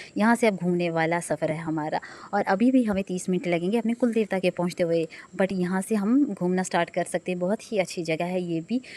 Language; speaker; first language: Hindi; non-native, local second language; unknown